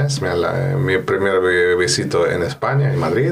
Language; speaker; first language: Spanish; non-native, fluent; Russian